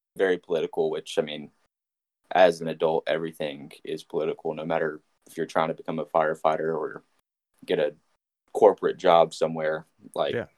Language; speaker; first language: English; native; English